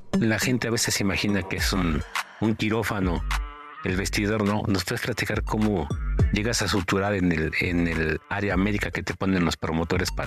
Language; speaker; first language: Spanish; native; Spanish